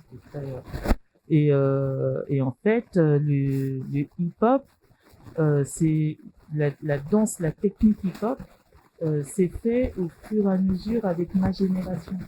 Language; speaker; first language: French; early bilingual, other home language; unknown